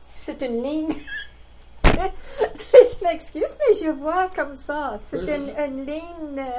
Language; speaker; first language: French; non-native, learner; English